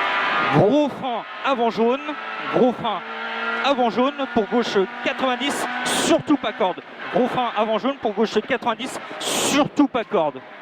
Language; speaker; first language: French; native; French